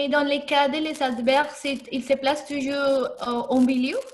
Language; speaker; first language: French; non-native, learner; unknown